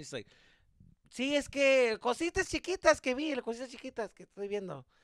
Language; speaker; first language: Spanish; early bilingual, heritage; Spanish